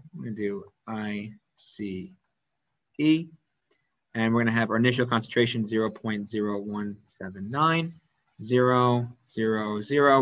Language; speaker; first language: English; native; English